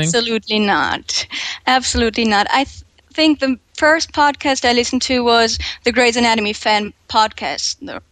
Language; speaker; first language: English; non-native, fluent; German